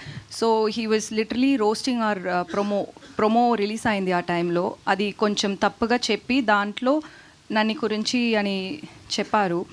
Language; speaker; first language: Telugu; non-native, fluent; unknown